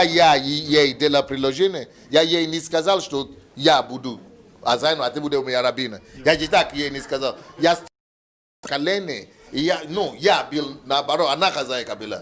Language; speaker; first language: Russian; non-native, learner; Yoruba